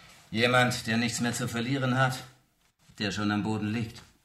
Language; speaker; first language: German; native; German